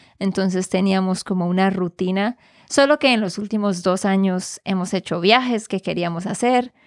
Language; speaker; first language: Spanish; native; Spanish